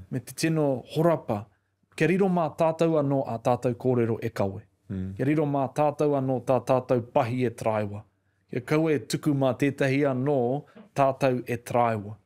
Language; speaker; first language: Māori; native; Māori